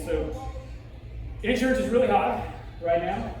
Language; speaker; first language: English; native; English